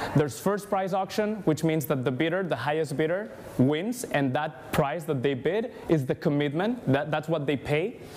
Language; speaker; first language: English; non-native, fluent; Spanish